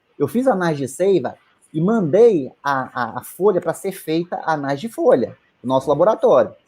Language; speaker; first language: Portuguese; native; Portuguese